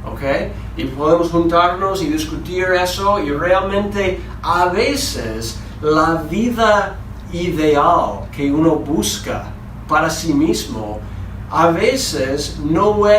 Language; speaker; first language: Spanish; non-native, fluent; English